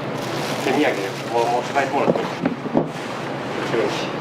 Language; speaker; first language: Japanese; native; Japanese